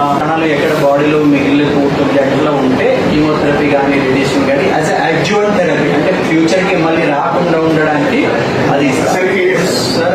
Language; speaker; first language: Telugu; non-native, fluent; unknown